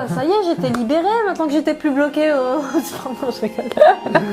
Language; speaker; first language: French; native; French